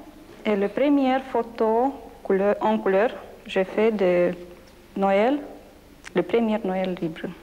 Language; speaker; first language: French; non-native, learner; Romanian